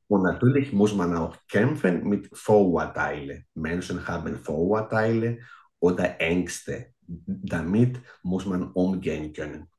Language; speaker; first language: German; non-native, fluent; Greek